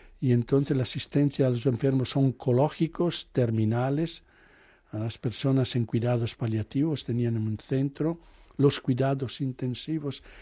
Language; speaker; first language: Spanish; non-native, fluent; Italian